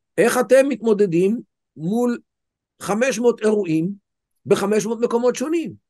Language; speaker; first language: Hebrew; native; Hebrew